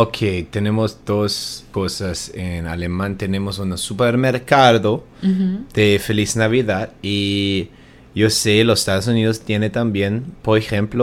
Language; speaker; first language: Spanish; non-native, learner; German